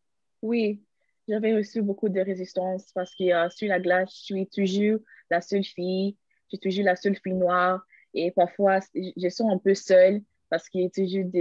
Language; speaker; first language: French; non-native, learner; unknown